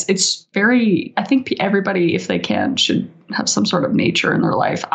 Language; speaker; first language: English; native; English